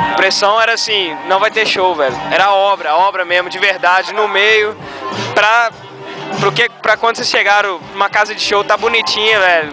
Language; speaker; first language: Portuguese; native; Portuguese